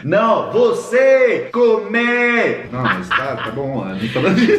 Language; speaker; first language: Portuguese; non-native, fluent; French